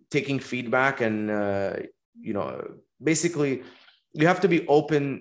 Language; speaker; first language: English; non-native, fluent; Arabic